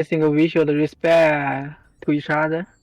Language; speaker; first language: English; non-native, learner; Chinese